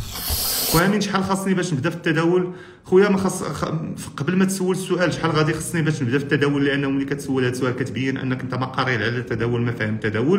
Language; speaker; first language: Arabic; native; Arabic